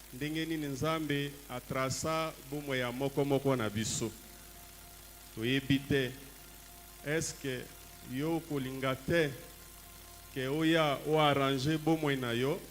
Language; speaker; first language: Lingala; native; Lingala